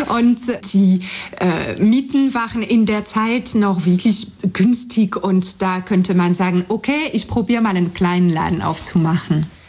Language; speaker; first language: German; non-native, fluent; French